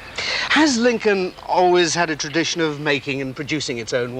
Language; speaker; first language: English; native; English